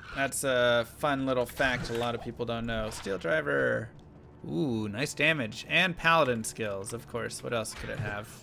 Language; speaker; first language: English; native; English